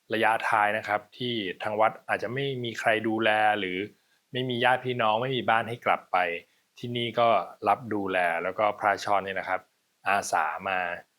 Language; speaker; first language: Thai; native; Thai